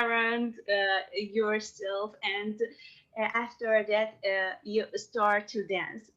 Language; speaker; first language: English; non-native, learner; Persian